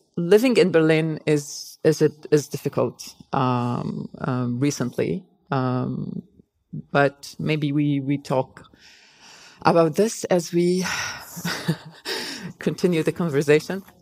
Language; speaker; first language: English; non-native, fluent; Hebrew